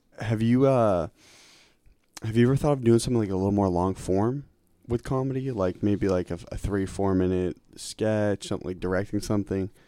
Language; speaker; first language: English; native; English